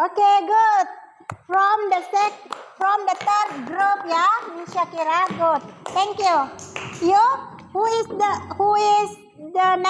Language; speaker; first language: English; non-native, learner; Indonesian